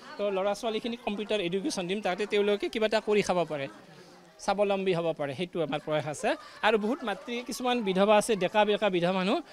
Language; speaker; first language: Assamese; native; Assamese